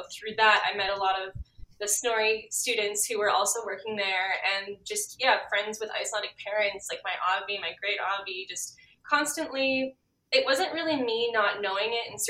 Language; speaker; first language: English; native; English